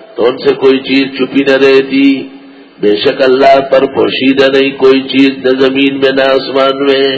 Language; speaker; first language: Urdu; non-native, local second language; Pashto